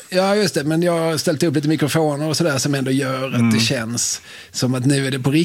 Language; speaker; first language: Swedish; native; Swedish